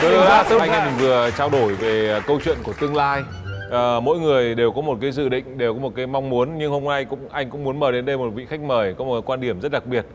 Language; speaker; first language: Vietnamese; native; Vietnamese